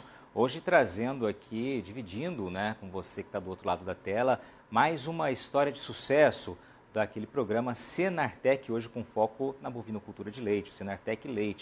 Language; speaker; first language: Portuguese; native; Portuguese